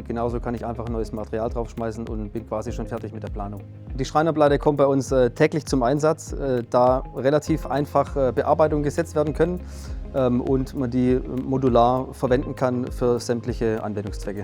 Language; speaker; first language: German; native; German